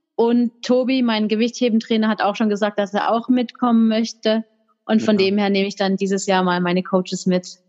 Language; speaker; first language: German; native; German